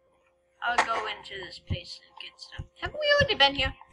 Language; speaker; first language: English; native; English